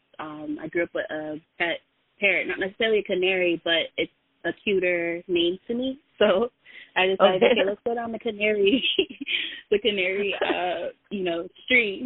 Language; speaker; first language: English; native; English